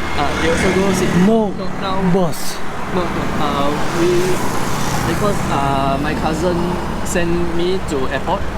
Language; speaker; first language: English; non-native, learner; Turkish